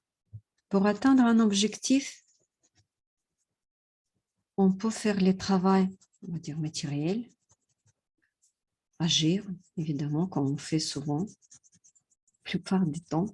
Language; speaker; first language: French; non-native, fluent; Russian